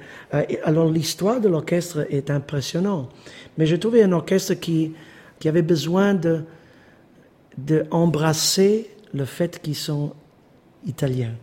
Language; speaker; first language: French; non-native, fluent; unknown